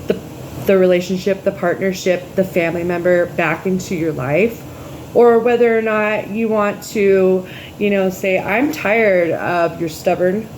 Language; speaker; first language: English; native; English